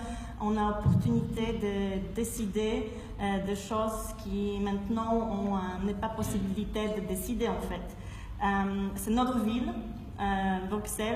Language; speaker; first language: French; non-native, fluent; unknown